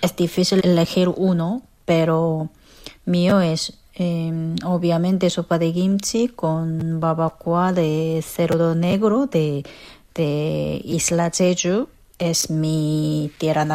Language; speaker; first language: Spanish; non-native, fluent; Korean